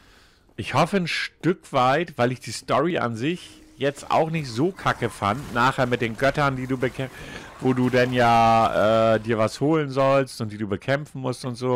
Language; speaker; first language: German; native; German